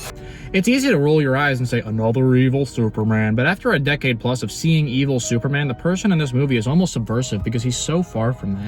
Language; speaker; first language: English; native; English